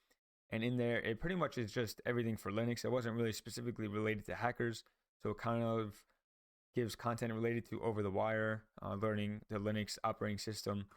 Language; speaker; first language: English; native; English